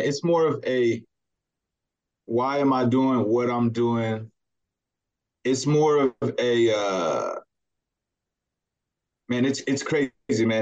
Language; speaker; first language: English; early bilingual, other home language; Spanish